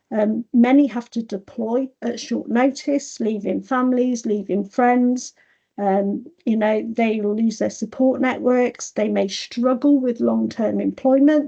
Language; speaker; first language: English; native; English